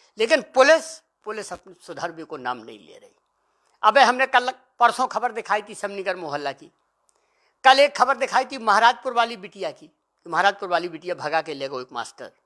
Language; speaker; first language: Hindi; native; Hindi